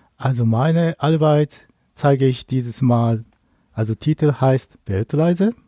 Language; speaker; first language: German; non-native, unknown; Japanese